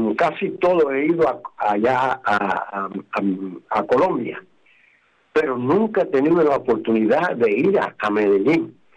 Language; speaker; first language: Spanish; native; Spanish